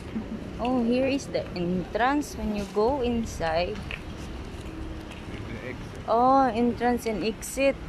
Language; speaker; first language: English; non-native, local second language; Filipino